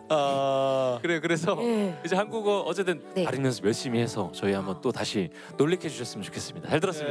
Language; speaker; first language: Korean; native; Korean